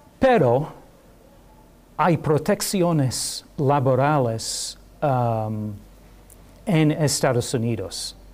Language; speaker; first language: Spanish; non-native, learner; English